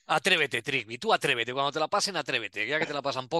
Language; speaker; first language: Spanish; native; Spanish